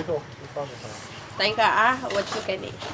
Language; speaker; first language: Chinese; non-native, learner; Indonesian